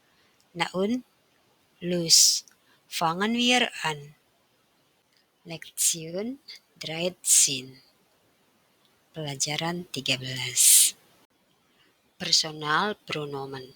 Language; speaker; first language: German; non-native, fluent; Indonesian